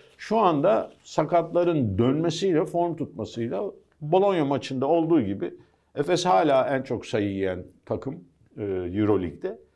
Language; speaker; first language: Turkish; early bilingual, heritage; Turkish